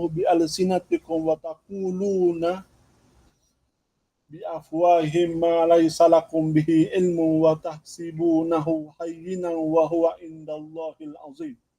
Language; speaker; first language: Arabic; non-native, fluent; Malay